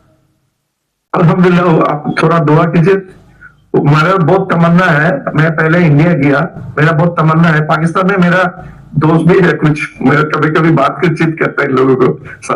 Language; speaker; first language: Hindi; non-native, learner; Bangla